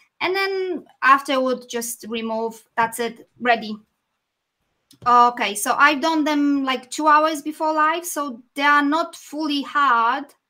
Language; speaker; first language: English; non-native, fluent; Polish